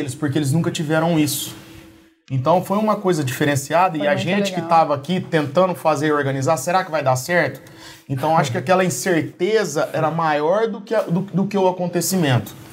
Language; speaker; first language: Portuguese; native; Portuguese